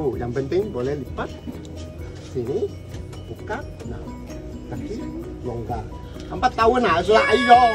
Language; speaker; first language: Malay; non-native, local second language; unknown